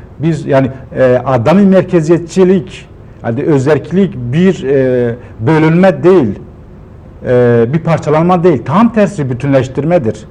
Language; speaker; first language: Turkish; non-native, local second language; Kurdish